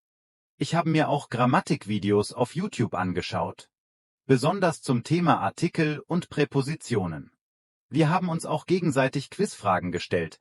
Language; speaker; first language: German; non-native, fluent; Vietnamese